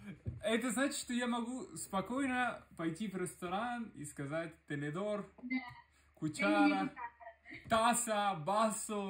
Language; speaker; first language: Russian; non-native, fluent; Spanish